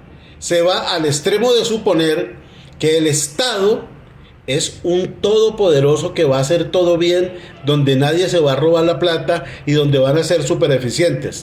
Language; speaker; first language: Spanish; native; Spanish